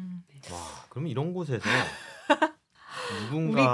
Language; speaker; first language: Korean; native; Korean